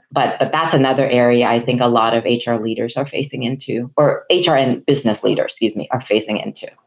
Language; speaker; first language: English; non-native, local second language; Chinese